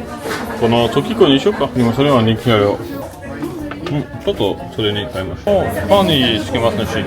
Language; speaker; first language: Japanese; non-native, fluent; French